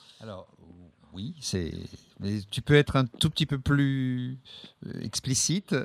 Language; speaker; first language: French; native; French